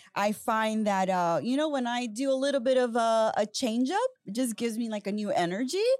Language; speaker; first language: English; native; English